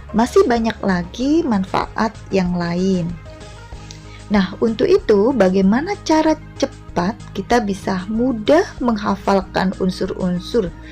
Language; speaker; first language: Indonesian; non-native, local second language; Javanese